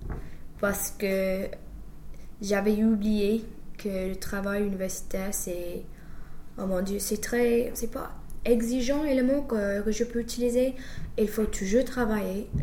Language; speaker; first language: French; non-native, fluent; English